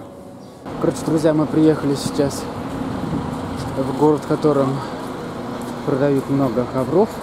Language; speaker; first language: Russian; native; Russian